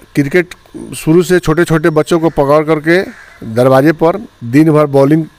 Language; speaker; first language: Hindi; native; Hindi